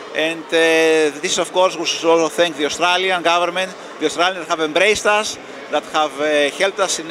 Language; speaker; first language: English; non-native, fluent; Greek